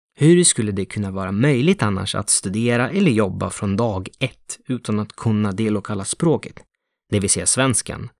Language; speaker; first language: Swedish; non-native, fluent; Italian